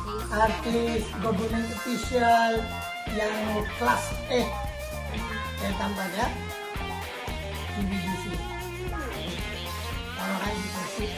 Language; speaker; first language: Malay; non-native, local second language; Filipino